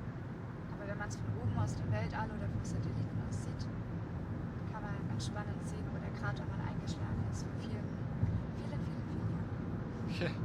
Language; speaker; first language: German; native; German